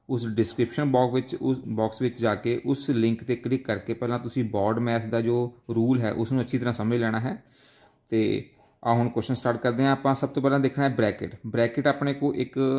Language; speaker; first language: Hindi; non-native, local second language; Punjabi